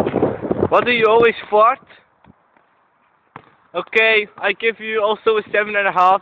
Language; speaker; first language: English; non-native, learner; Dutch